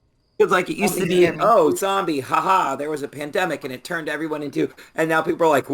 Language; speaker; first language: English; native; English